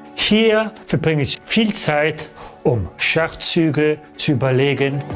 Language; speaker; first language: German; early bilingual, other home language; Polish